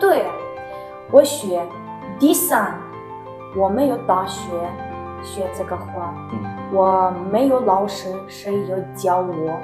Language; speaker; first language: Chinese; non-native, learner; Ukrainian